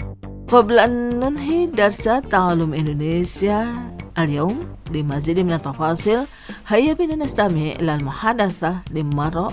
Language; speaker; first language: Arabic; non-native, fluent; Indonesian